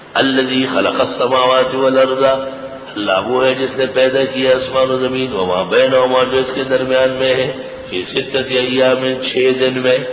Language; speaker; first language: Urdu; non-native, local second language; Pashto